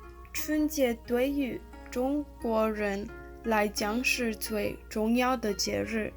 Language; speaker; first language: Chinese; non-native, learner; English